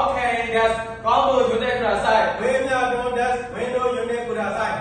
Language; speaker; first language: Japanese; non-native, learner; Burmese